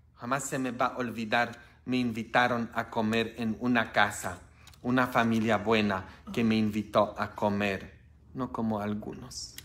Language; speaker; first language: Spanish; non-native, fluent; Polish